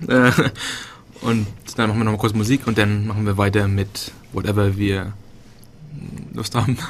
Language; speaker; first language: German; native; German